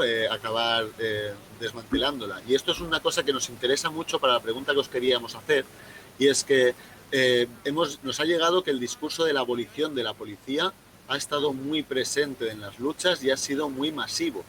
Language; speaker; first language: Spanish; native; Spanish